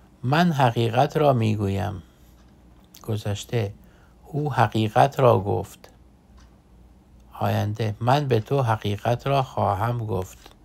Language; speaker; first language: Persian; non-native, fluent; Urdu